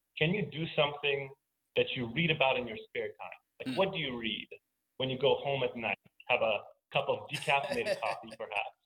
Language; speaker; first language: English; native; English